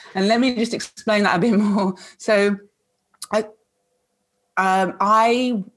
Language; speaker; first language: English; native; English